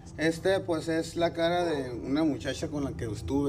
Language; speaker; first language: Spanish; native; Spanish